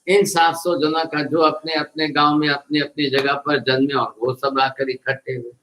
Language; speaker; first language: Hindi; non-native, local second language; Gujarati